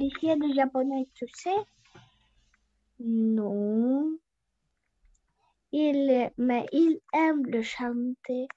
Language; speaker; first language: French; non-native, learner; Russian